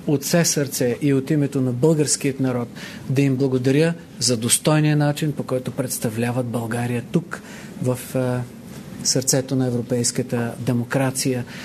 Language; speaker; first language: Bulgarian; native; Bulgarian